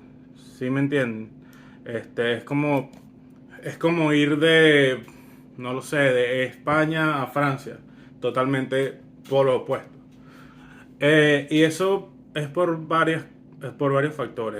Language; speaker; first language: Spanish; early bilingual, other home language; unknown